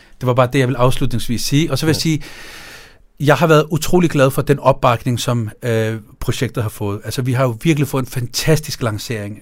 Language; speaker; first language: Danish; early bilingual, other home language; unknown